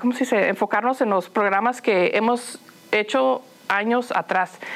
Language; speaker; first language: Spanish; early bilingual, heritage; Spanish